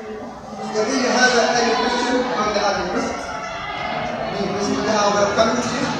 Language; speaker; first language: English; non-native, learner; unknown